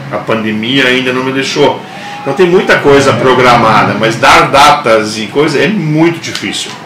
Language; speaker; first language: Portuguese; non-native, local second language; German